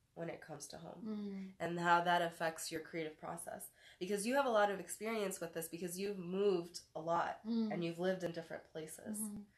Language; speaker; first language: English; native; English